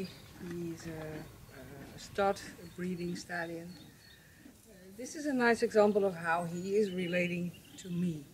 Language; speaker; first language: English; non-native, fluent; Dutch